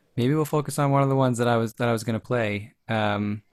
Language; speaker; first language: English; native; English